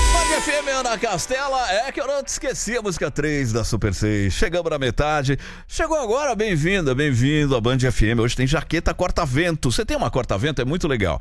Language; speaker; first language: Portuguese; native; Portuguese